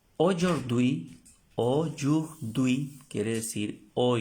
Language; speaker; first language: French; non-native, fluent; Spanish